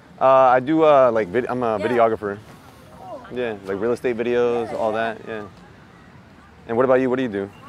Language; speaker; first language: English; early bilingual, other home language; Spanish